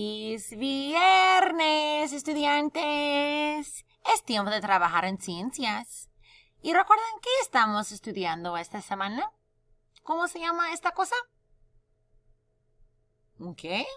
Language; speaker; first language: Spanish; non-native, fluent; English